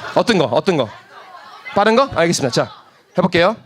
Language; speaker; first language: Korean; non-native, fluent; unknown